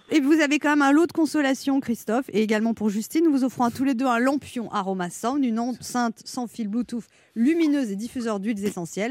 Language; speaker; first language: French; native; French